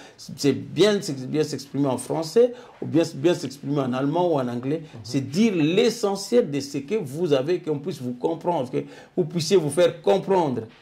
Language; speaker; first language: French; non-native, local second language; Lingala